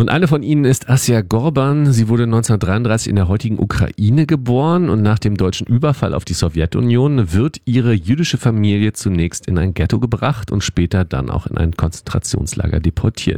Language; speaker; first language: German; native; German